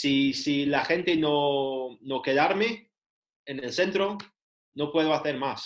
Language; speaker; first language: Spanish; non-native, learner; English